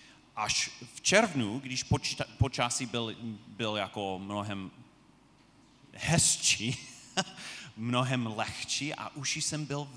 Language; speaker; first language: Czech; non-native, fluent; English